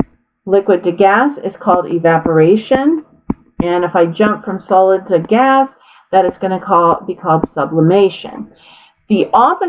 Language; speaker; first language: English; native; English